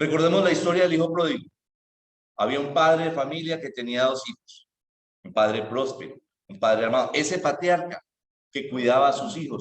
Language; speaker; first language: Spanish; native; Spanish